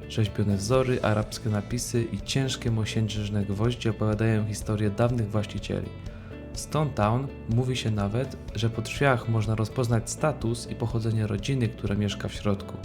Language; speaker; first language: Polish; native; Polish